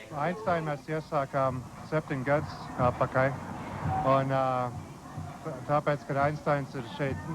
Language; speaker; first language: Latvian; early bilingual, heritage; Latvian